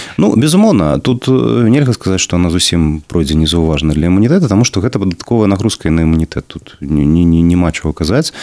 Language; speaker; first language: Belarusian; non-native, local second language; Russian